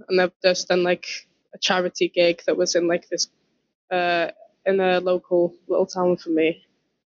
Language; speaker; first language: English; native; English